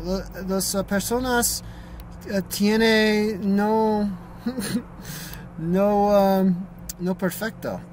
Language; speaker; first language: Spanish; non-native, learner; English